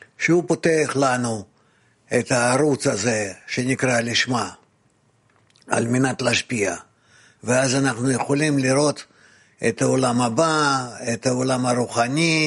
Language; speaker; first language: Hebrew; non-native, fluent; Russian